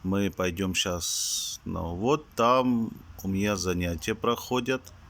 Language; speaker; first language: Russian; non-native, fluent; Hindi